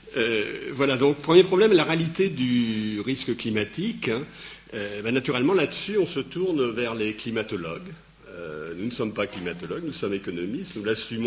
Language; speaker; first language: French; native; French